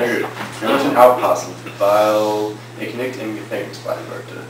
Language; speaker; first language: German; non-native, learner; English